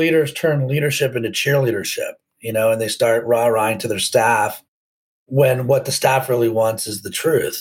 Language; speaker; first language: English; native; English